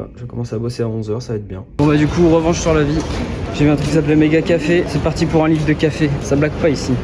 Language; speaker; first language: French; native; French